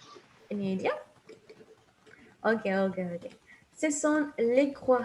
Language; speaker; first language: French; non-native, fluent; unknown